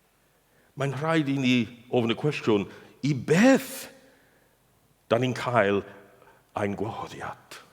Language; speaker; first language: Welsh; non-native, fluent; English